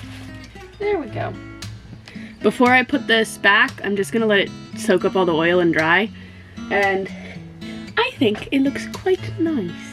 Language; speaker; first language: English; native; English